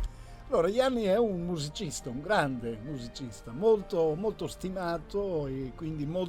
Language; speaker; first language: Italian; native; Italian